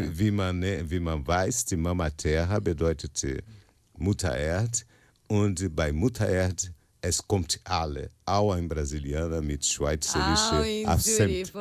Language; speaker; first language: German; non-native, learner; Portuguese